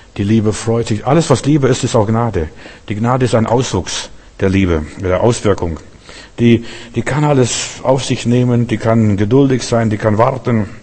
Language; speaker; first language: German; early bilingual, heritage; German